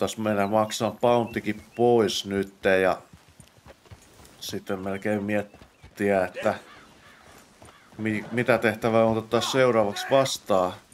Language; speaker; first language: Finnish; native; Finnish